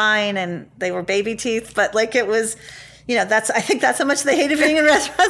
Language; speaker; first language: English; native; English